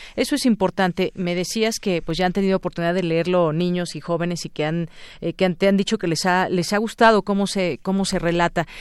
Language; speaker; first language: Spanish; native; Spanish